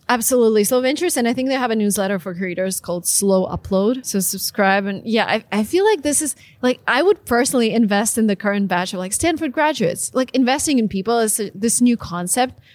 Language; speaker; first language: English; non-native, fluent; Russian